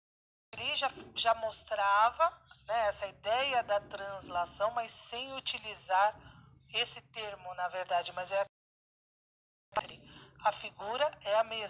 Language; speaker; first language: Portuguese; native; Portuguese